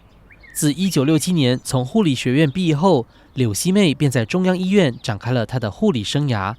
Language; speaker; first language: Chinese; native; Chinese